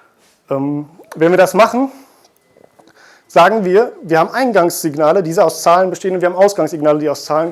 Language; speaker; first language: German; native; German